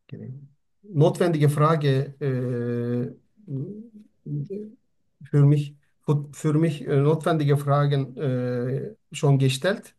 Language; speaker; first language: German; non-native, learner; Turkish